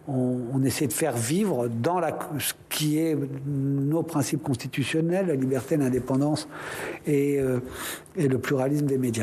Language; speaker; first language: French; native; French